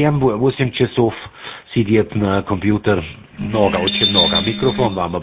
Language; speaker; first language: Russian; non-native, learner; German